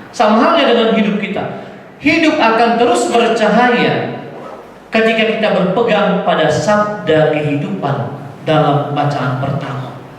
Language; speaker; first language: Indonesian; non-native, local second language; Batak Toba